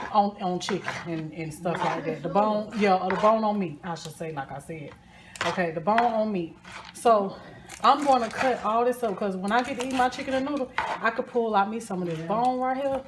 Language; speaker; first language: English; native; English